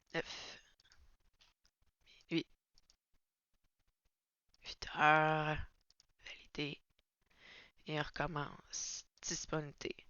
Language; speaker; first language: French; native; French